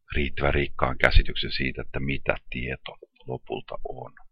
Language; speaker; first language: Finnish; native; Finnish